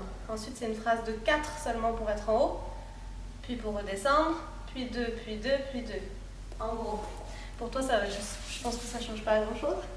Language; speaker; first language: French; native; French